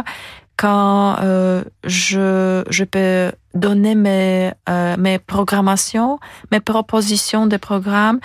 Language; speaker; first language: French; non-native, fluent; Polish